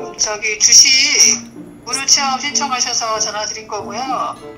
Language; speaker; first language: Korean; native; Korean